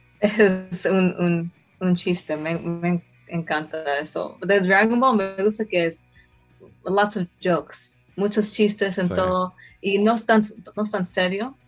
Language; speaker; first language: Spanish; early bilingual, heritage; Spanish